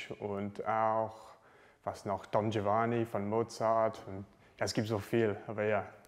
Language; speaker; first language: German; non-native, learner; English